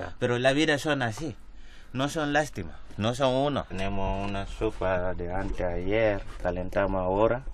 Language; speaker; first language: Spanish; non-native, learner; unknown